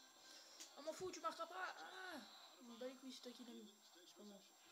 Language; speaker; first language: French; native; French